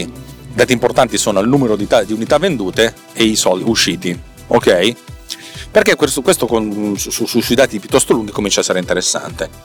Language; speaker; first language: Italian; native; Italian